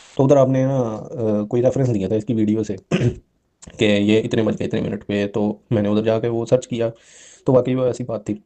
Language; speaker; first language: Urdu; non-native, local second language; Punjabi